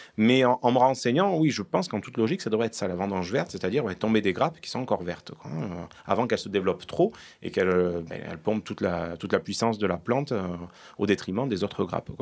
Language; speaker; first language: French; native; French